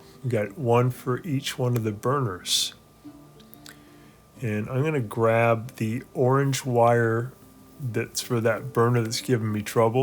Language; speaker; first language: English; native; English